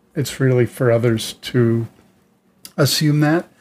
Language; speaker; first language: English; native; English